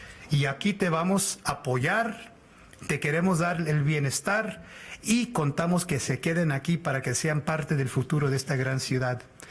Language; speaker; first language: Spanish; early bilingual, heritage; Spanish